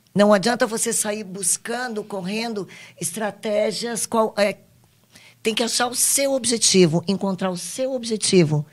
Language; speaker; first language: Portuguese; native; Portuguese